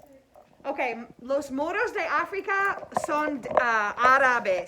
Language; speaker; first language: Spanish; non-native, fluent; English